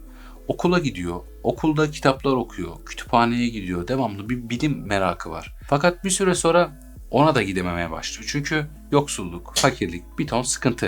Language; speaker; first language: Turkish; native; Turkish